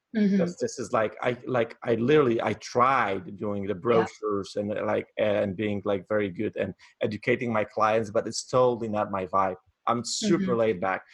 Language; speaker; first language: English; non-native, fluent; Polish